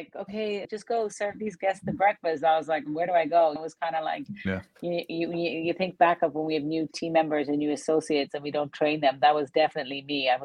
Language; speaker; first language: English; native; English